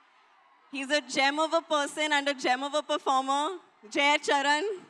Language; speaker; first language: Telugu; non-native, learner; Hindi